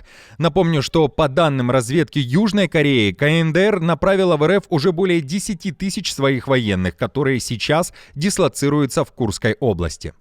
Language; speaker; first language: Russian; native; Russian